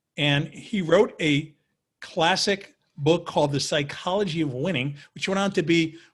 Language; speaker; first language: English; native; English